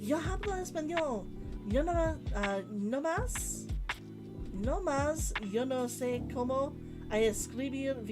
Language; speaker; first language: Spanish; non-native, learner; English